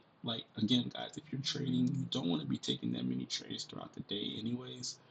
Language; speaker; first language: English; native; English